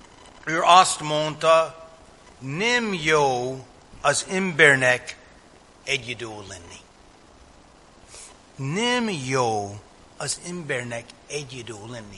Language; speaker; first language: Hungarian; non-native, fluent; English